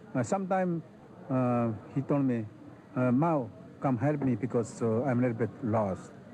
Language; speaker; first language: English; non-native, learner; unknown